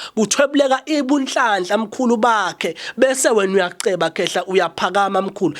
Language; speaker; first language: Zulu; native; Zulu